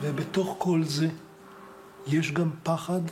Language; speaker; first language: Hebrew; native; Hebrew